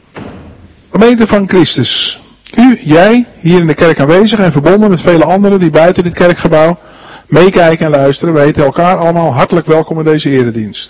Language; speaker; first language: Dutch; native; Dutch